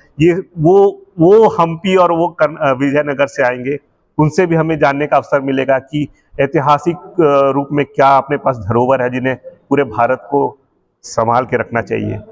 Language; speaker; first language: Hindi; native; Hindi